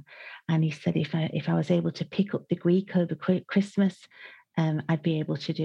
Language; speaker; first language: English; native; English